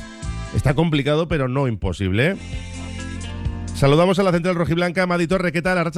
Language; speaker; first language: Spanish; native; Spanish